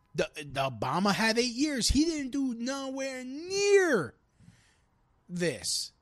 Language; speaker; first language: English; native; English